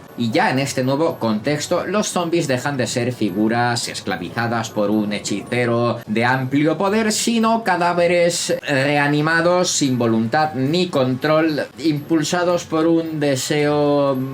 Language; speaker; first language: Spanish; native; Spanish